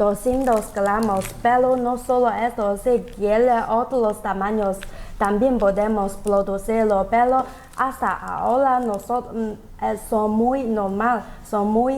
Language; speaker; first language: Spanish; non-native, learner; Chinese